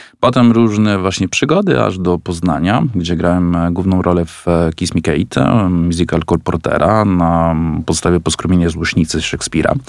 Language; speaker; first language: Polish; non-native, fluent; Italian